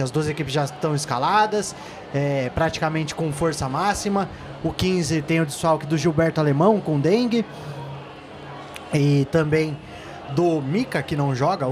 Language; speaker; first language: Portuguese; native; Portuguese